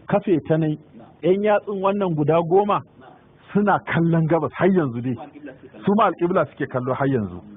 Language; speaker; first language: Hausa; native; Hausa